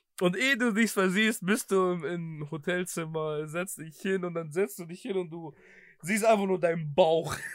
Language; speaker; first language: German; early bilingual, other home language; Greek